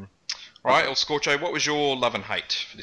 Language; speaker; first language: English; native; English